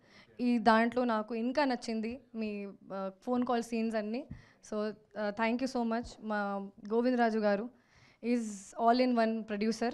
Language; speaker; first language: Telugu; non-native, fluent; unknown